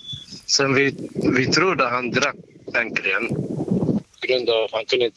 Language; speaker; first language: Swedish; non-native, learner; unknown